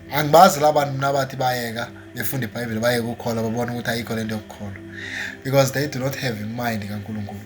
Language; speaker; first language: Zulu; non-native, local second language; Xhosa